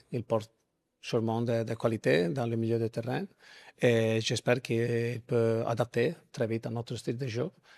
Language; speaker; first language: French; non-native, fluent; Italian